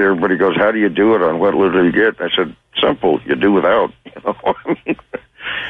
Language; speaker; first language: English; native; English